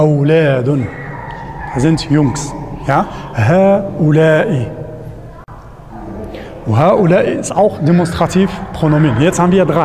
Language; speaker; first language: German; non-native, learner; Arabic